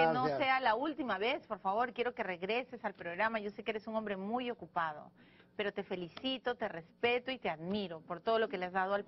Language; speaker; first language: Spanish; native; Spanish